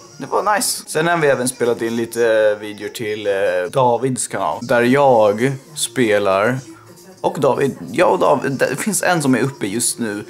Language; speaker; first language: Swedish; native; Swedish